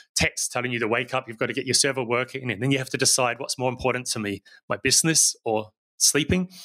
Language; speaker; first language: English; native; English